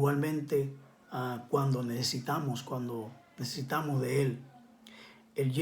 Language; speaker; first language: Spanish; native; Spanish